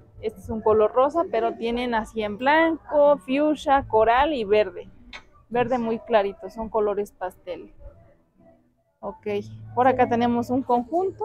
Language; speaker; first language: Spanish; native; Spanish